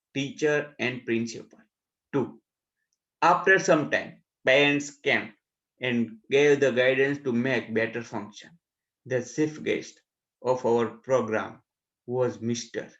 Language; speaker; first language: English; non-native, local second language; Gujarati